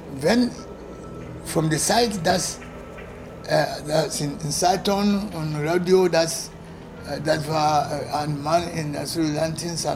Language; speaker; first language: German; non-native, learner; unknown